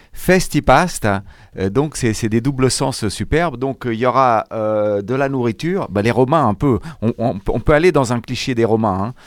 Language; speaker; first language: French; native; French